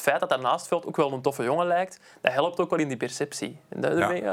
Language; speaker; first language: Dutch; native; Dutch